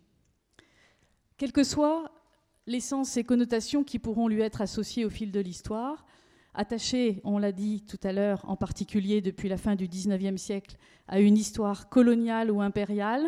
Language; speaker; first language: French; native; French